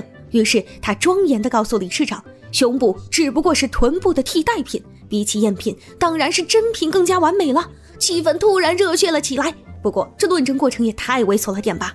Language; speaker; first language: Chinese; native; Chinese